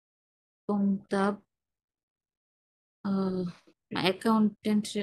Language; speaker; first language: English; non-native, local second language; Bangla